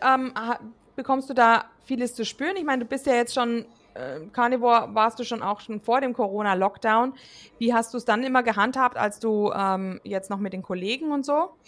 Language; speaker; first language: German; native; German